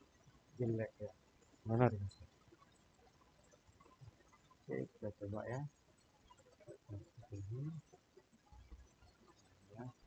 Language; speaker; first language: Indonesian; native; Indonesian